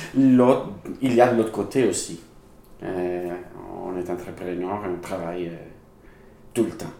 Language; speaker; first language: French; non-native, learner; Spanish